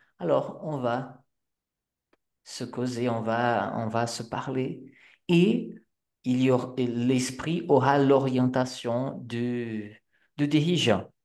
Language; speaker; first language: French; non-native, fluent; Portuguese